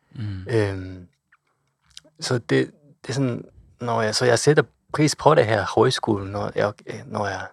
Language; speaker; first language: Danish; non-native, fluent; Japanese